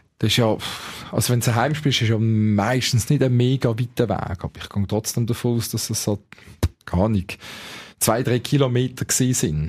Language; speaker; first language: German; native; German